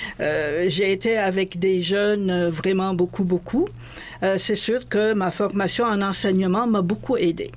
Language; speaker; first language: French; non-native, local second language; Arabic